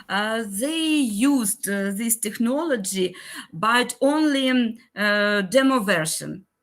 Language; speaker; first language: English; non-native, learner; Ukrainian